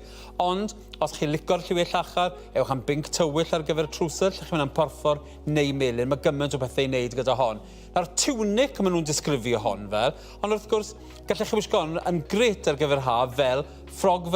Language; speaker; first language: Welsh; native; Welsh